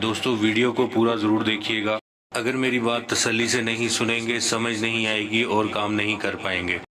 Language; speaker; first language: Urdu; native; Urdu